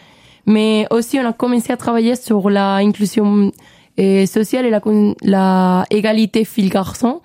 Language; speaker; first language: French; non-native, learner; Spanish